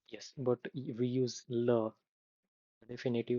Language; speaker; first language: English; non-native, fluent; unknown